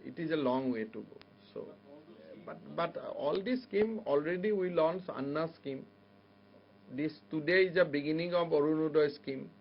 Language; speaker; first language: English; non-native, local second language; Assamese